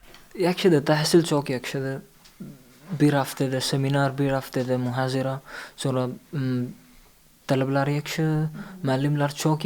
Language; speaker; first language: Azerbaijani; non-native, learner; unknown